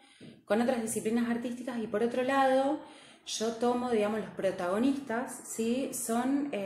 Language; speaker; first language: Spanish; native; Spanish